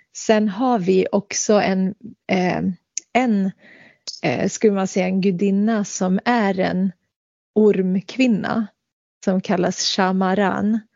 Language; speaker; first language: Swedish; early bilingual, other home language; Central Kurdish